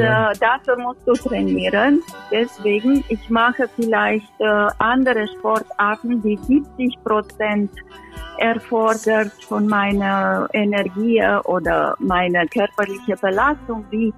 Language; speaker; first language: German; non-native, fluent; Romanian